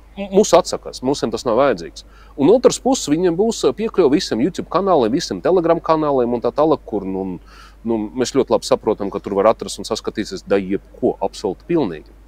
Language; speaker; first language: Latvian; non-native, local second language; Russian